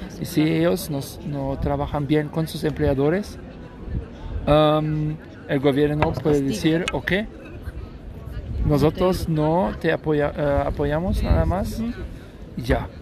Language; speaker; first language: Spanish; non-native, learner; German